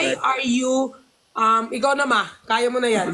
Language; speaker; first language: Filipino; native; Filipino